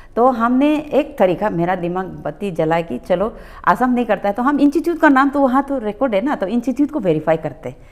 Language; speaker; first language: Hindi; non-native, local second language; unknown